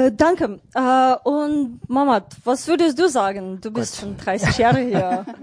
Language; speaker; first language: German; non-native, fluent; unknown